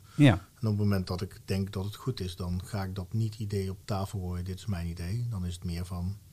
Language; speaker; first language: Dutch; native; Dutch